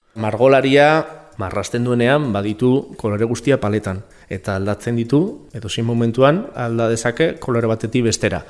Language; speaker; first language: Basque; non-native, local second language; Spanish